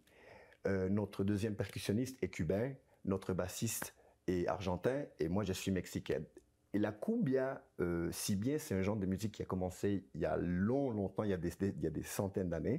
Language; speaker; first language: French; non-native, fluent; Spanish